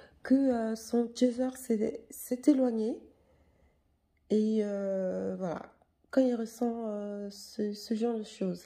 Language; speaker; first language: French; native; French